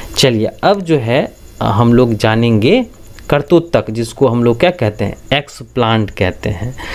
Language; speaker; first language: Hindi; native; Hindi